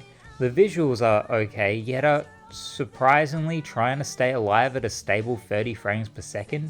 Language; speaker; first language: English; native; English